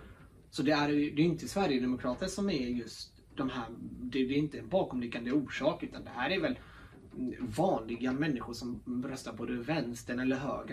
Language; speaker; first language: Swedish; early bilingual, other home language; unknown